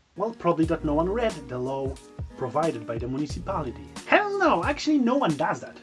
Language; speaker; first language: English; non-native, fluent; Polish